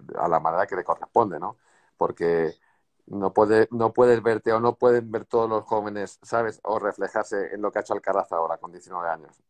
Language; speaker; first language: Spanish; native; Spanish